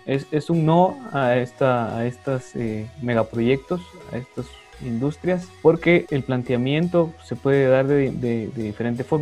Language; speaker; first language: Spanish; native; Spanish